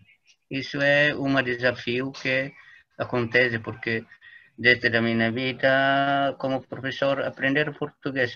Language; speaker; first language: Portuguese; non-native, learner; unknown